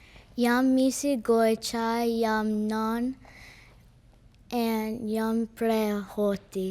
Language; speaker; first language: Albanian; early bilingual, other home language; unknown